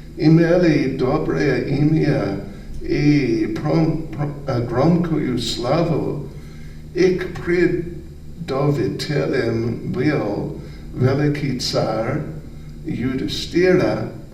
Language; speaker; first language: Russian; non-native, learner; English